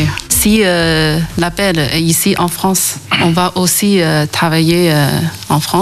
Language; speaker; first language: French; non-native, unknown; Chinese